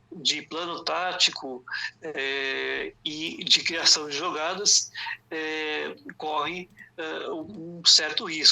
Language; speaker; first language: Portuguese; native; Portuguese